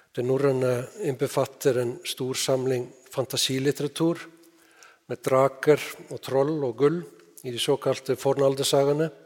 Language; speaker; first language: Norwegian; non-native, fluent; Icelandic